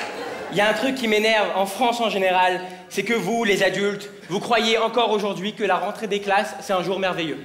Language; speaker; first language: French; native; French